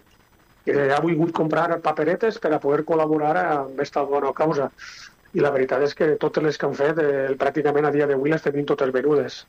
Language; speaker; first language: Catalan; native; Catalan